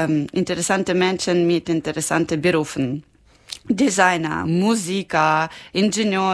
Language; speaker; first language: German; non-native, learner; Ukrainian